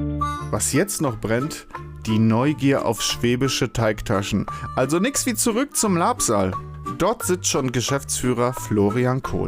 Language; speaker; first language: German; native; German